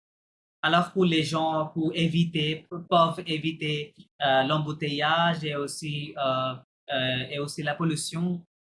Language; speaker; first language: French; non-native, fluent; Bangla